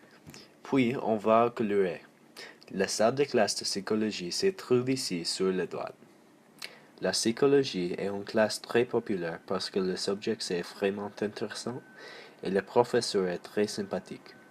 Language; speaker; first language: French; non-native, learner; English